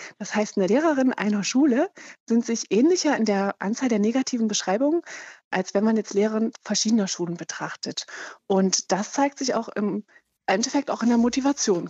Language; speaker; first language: German; native; German